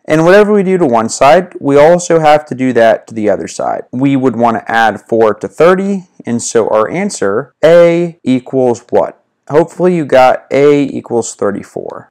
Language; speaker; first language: English; native; English